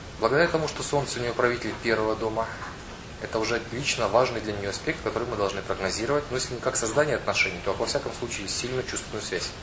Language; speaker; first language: Russian; non-native, local second language; Ukrainian